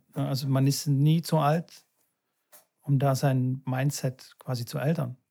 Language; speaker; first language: German; early bilingual, other home language; Bulgarian